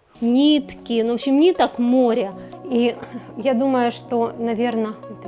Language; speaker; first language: Russian; native; Russian